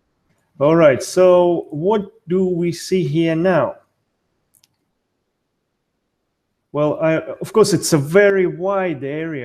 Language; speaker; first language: English; non-native, fluent; Russian